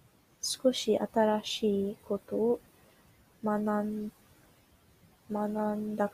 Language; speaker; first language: Japanese; early bilingual, heritage; Japanese